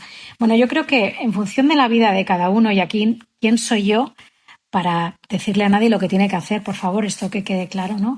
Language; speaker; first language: Spanish; native; Spanish